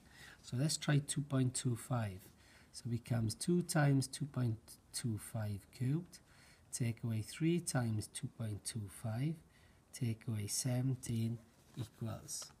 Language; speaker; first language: English; native; English